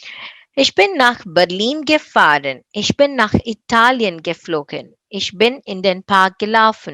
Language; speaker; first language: German; non-native, fluent; Tamil